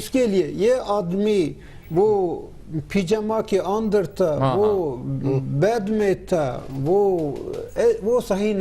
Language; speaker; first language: Hindi; non-native, learner; Turkish